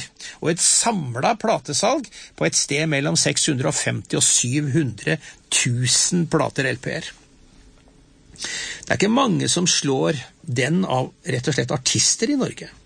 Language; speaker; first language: Norwegian; native; Norwegian